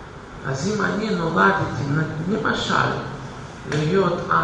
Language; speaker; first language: Hebrew; non-native, fluent; Russian